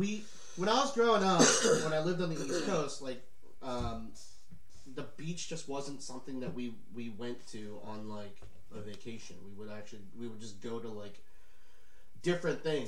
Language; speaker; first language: English; native; English